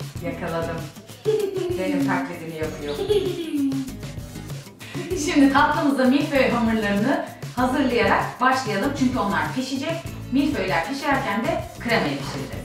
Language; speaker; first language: Turkish; native; Turkish